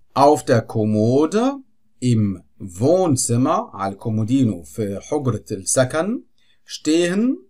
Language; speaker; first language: German; non-native, fluent; Arabic